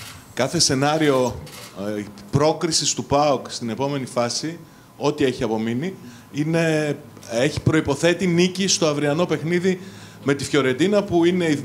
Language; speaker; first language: Greek; native; Greek